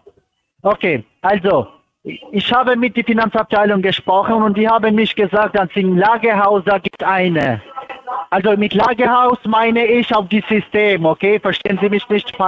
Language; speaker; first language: German; non-native, fluent; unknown